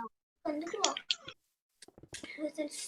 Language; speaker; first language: Welsh; non-native, local second language; English